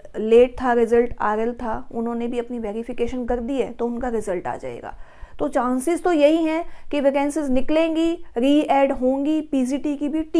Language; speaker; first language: Hindi; native; Hindi